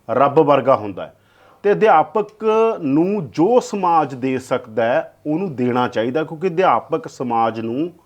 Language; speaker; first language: Punjabi; native; Punjabi